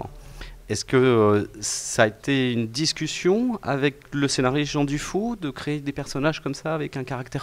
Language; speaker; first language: French; native; French